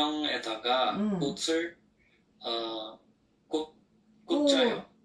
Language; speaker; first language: Korean; non-native, learner; Chinese